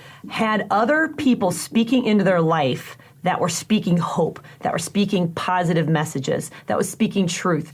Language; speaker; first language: English; native; English